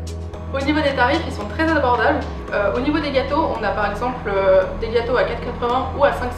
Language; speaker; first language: French; native; French